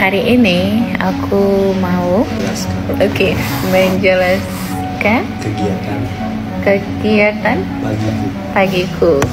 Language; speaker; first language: Indonesian; non-native, learner; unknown